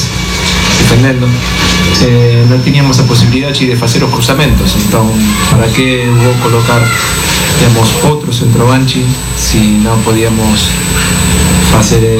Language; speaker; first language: Portuguese; non-native, fluent; Spanish